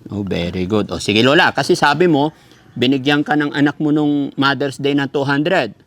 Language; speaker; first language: Filipino; native; Filipino